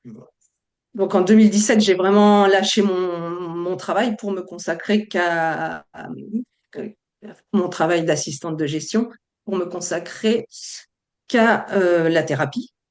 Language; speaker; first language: French; native; French